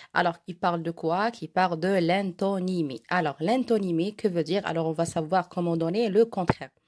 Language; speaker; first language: French; non-native, local second language; Arabic